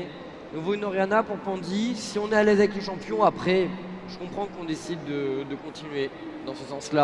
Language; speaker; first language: French; native; French